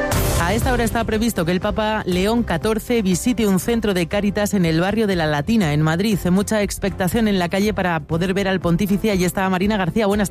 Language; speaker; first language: Spanish; native; Spanish